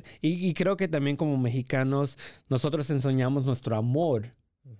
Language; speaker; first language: Spanish; early bilingual, heritage; Spanish